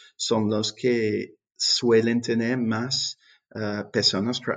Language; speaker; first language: Spanish; non-native, fluent; English